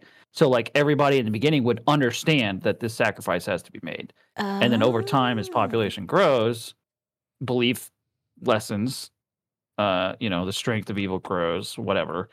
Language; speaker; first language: English; native; English